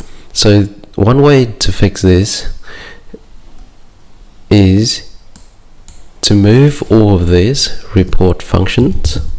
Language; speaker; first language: English; non-native, fluent; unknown